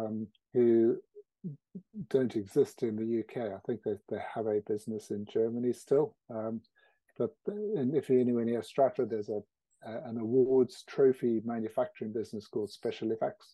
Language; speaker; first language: English; native; English